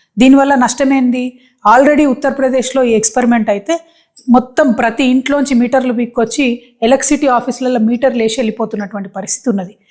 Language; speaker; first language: Telugu; native; Telugu